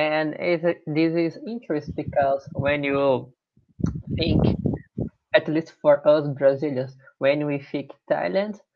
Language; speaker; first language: English; non-native, learner; Portuguese